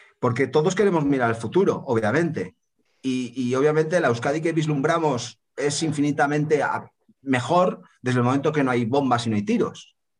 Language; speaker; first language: Spanish; native; Spanish